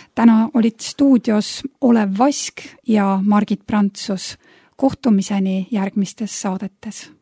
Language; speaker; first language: Estonian; native; Estonian